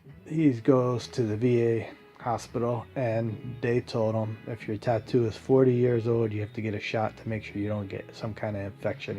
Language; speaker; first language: English; native; English